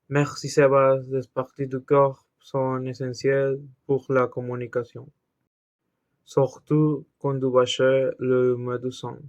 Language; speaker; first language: French; non-native, learner; Spanish